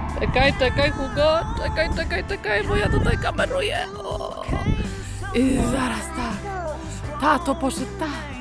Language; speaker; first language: Polish; native; Polish